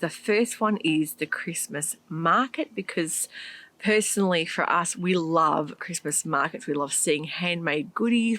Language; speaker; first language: English; native; English